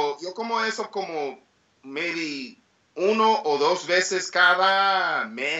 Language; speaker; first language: Spanish; early bilingual, heritage; English